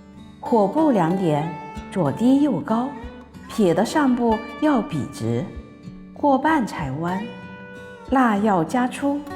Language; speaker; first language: Chinese; native; Chinese